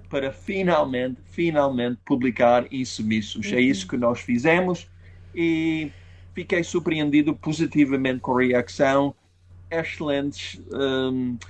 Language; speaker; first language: Portuguese; non-native, fluent; English